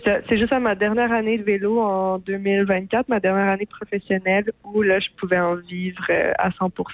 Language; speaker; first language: French; native; French